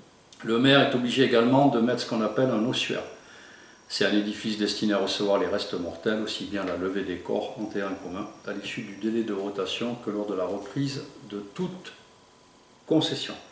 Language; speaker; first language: French; native; French